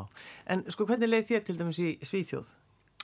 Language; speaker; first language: Icelandic; native; Icelandic